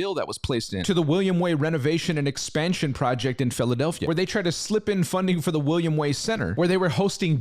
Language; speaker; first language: English; native; English